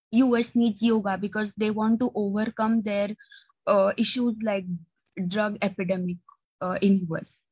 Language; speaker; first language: English; non-native, local second language; Marathi